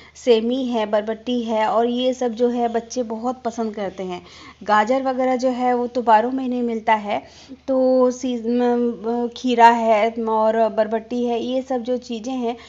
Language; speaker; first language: Hindi; non-native, local second language; Bangla